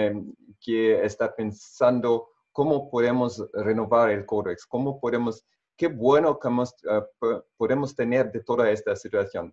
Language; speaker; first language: Spanish; non-native, fluent; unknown